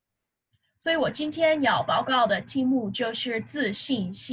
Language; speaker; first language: Chinese; non-native, fluent; English